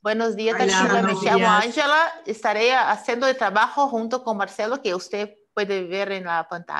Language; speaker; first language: Spanish; non-native, fluent; Portuguese